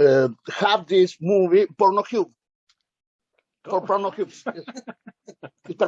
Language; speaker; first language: English; non-native, learner; Spanish